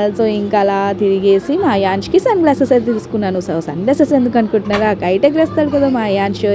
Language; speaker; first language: Telugu; non-native, local second language; Tamil